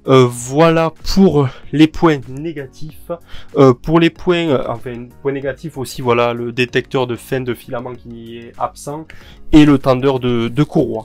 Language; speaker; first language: French; native; French